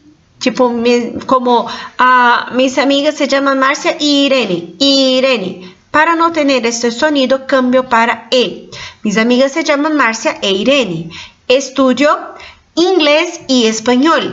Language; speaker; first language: Spanish; non-native, fluent; Portuguese